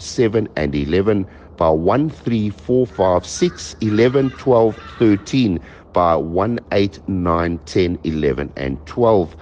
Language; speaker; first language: English; native; English